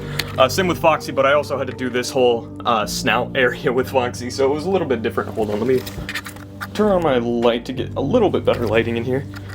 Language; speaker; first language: English; native; English